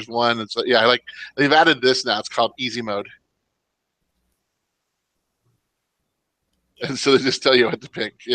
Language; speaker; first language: English; native; English